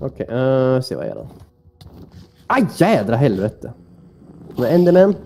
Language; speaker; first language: Swedish; native; Swedish